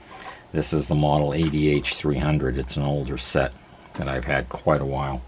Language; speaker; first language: English; native; English